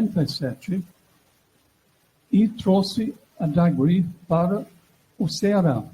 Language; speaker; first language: Portuguese; non-native, fluent; English